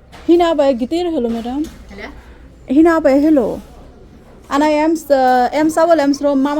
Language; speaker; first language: Arabic; non-native, learner; Bangla